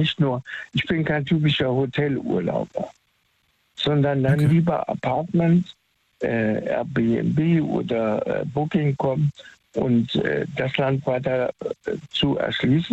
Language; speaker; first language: German; native; German